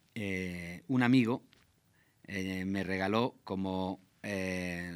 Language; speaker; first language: Spanish; native; Spanish